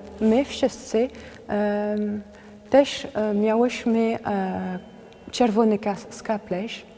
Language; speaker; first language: Polish; non-native, learner; French